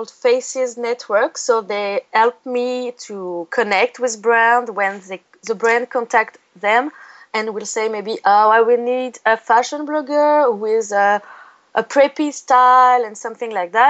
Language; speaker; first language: English; non-native, fluent; French